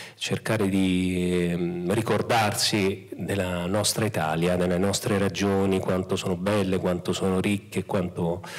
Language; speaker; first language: Italian; native; Italian